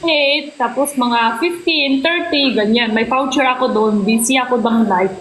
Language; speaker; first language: Filipino; non-native, learner; Korean